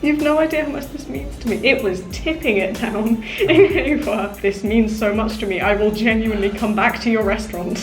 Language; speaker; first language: English; native; English